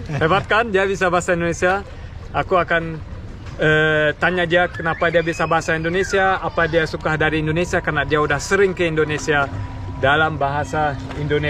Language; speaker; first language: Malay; early bilingual, heritage; Indonesian